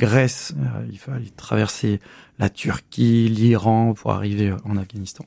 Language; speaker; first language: French; native; French